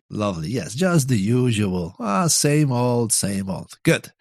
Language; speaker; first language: English; non-native, fluent; Polish